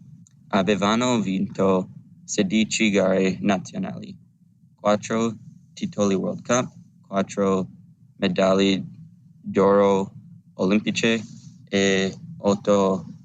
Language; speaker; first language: Italian; non-native, learner; English